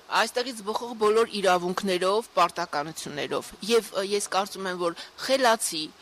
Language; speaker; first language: Armenian; native; Armenian